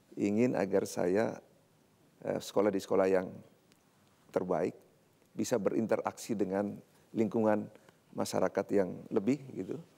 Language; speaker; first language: Indonesian; native; Indonesian